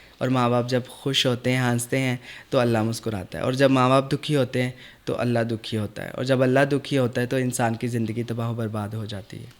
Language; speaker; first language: Urdu; non-native, local second language; Punjabi